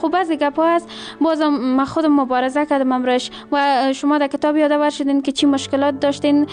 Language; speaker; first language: Persian; native; Persian